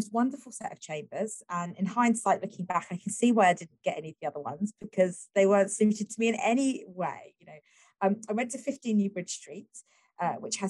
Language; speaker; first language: English; native; English